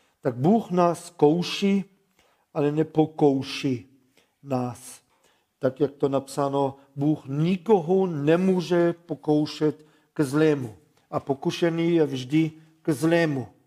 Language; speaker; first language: Czech; non-native, fluent; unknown